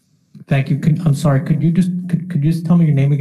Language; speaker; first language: English; native; English